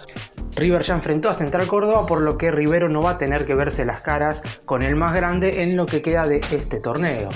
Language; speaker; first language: Spanish; native; Spanish